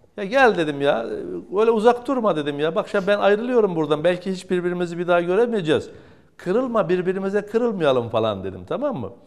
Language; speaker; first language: Turkish; native; Turkish